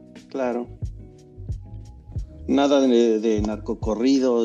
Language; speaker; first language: Spanish; non-native, fluent; English